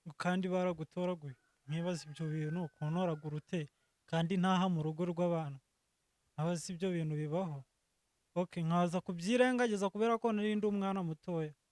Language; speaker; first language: Kinyarwanda; native; Kinyarwanda